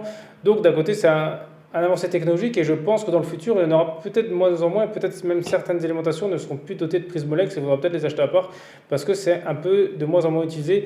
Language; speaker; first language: French; native; French